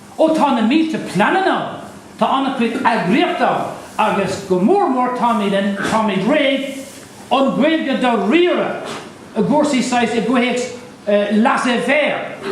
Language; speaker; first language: Irish; native; Irish